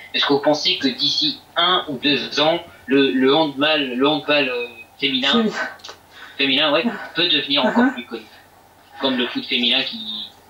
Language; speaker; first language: French; native; French